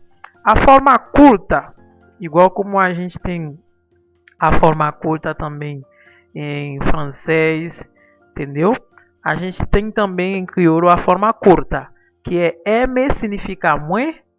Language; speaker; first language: Portuguese; non-native, fluent; Haitian Creole